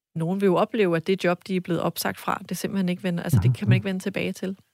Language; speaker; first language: Danish; early bilingual, other home language; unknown